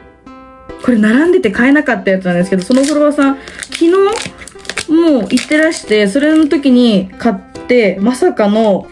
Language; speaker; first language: Japanese; native; Japanese